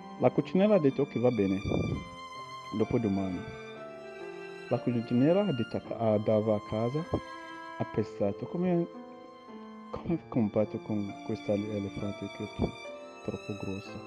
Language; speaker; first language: Italian; non-native, learner; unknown